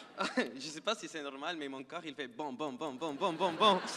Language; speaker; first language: French; non-native, fluent; Spanish